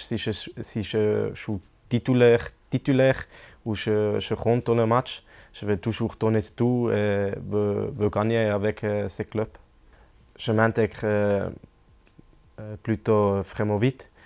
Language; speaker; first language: French; non-native, local second language; German